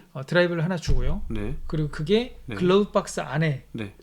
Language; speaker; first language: Korean; native; Korean